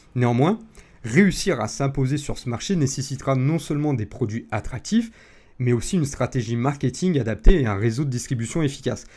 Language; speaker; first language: French; native; French